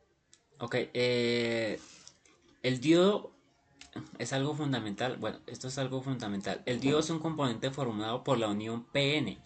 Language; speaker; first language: Spanish; native; Spanish